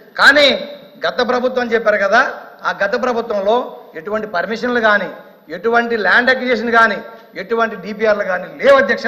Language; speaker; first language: Telugu; native; Telugu